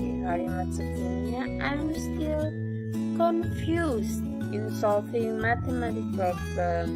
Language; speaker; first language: English; non-native, fluent; Indonesian